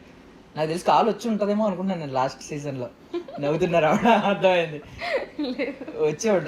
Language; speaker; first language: Telugu; native; Telugu